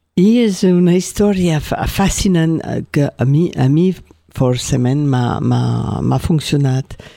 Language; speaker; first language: Catalan; non-native, local second language; French